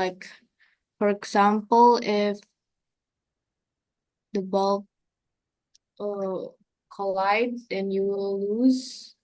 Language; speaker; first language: English; non-native, learner; Indonesian